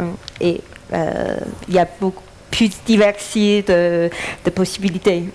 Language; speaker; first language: French; non-native, learner; Chinese